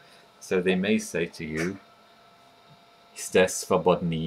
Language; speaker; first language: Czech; non-native, fluent; English